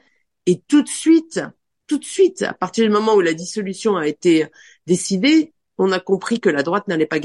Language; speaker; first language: French; native; French